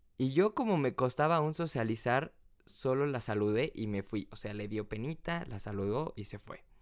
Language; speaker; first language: Spanish; native; Spanish